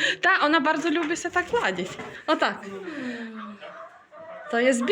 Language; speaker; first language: Polish; non-native, learner; Ukrainian